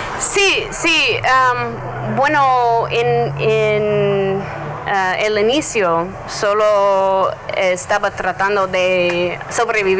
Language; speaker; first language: Spanish; non-native, learner; English